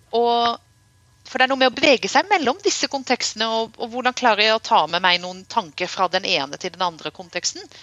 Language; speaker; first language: Norwegian; non-native, fluent; Dutch